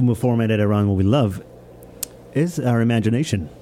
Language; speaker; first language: English; early bilingual, other home language; Hebrew